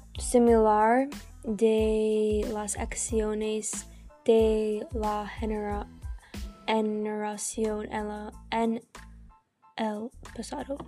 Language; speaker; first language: Spanish; non-native, learner; English